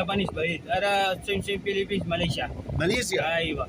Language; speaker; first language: Arabic; non-native, learner; Filipino